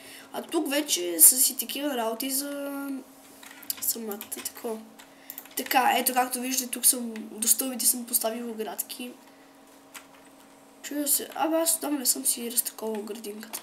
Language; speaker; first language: Bulgarian; native; Bulgarian